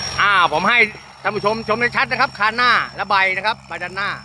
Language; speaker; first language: Thai; native; Thai